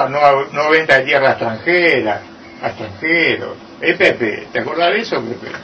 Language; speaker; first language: Spanish; native; Spanish